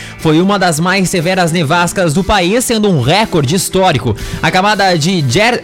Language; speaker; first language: Portuguese; native; Portuguese